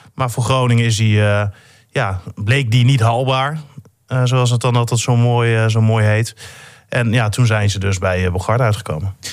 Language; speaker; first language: Dutch; native; Dutch